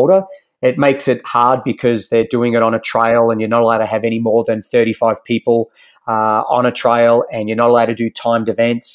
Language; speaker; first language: English; native; English